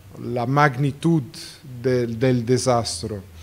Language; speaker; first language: Italian; non-native, fluent; Portuguese